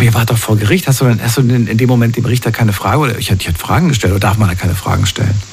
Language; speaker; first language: German; native; German